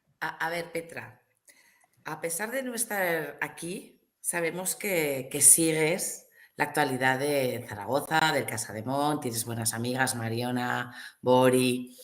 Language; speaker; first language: Spanish; native; Spanish